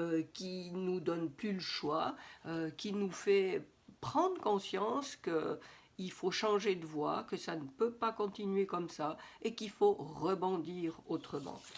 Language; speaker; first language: French; native; French